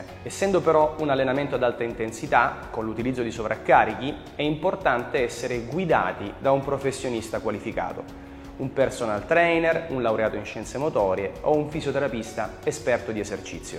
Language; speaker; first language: Italian; native; Italian